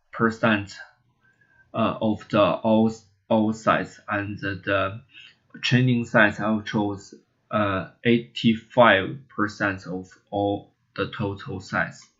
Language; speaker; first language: English; non-native, learner; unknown